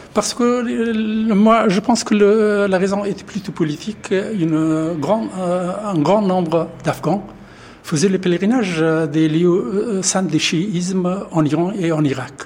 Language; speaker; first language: French; non-native, fluent; Pashto